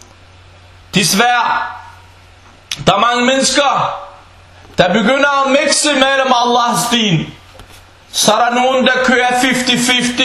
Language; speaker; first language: Danish; non-native, fluent; Arabic